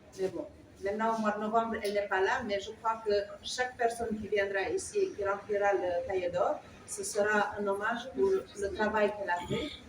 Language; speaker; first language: French; non-native, local second language; Wolof